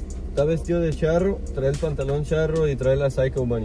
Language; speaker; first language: Spanish; early bilingual, heritage; Spanish